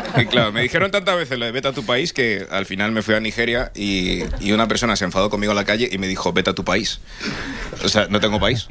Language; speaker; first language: Spanish; early bilingual, other home language; English